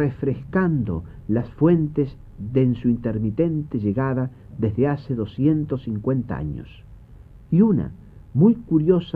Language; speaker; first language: Spanish; native; Spanish